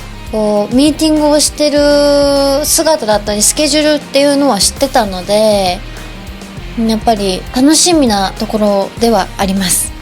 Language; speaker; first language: Japanese; native; Japanese